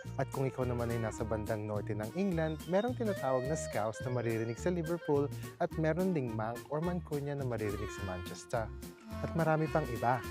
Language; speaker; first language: Filipino; native; Filipino